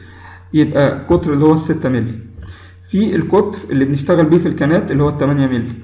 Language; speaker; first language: Arabic; native; Arabic